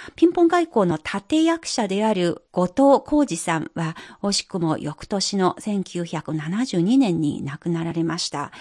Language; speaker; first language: Japanese; non-native, fluent; Chinese